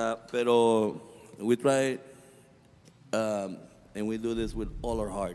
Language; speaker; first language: English; early bilingual, other home language; Spanish